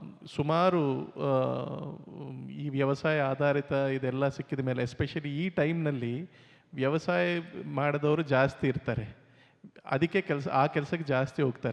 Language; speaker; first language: Kannada; non-native, local second language; Telugu